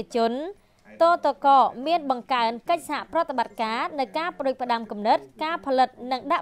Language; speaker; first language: Khmer; native; Khmer